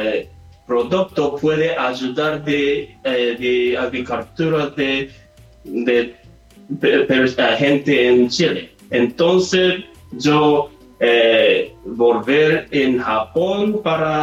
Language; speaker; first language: Spanish; non-native, learner; Japanese